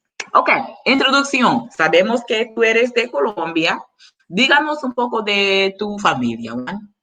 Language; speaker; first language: Spanish; non-native, learner; English